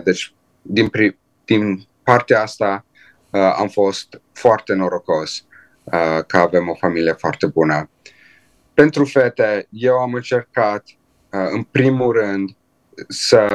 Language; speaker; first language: Romanian; early bilingual, heritage; Romanian